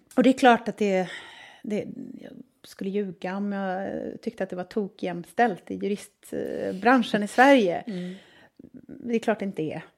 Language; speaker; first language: Swedish; native; Swedish